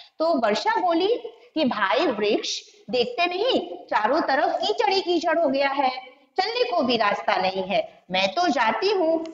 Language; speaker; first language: Hindi; non-native, local second language; Gujarati